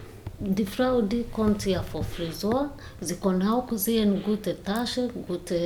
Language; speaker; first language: German; non-native, learner; Swahili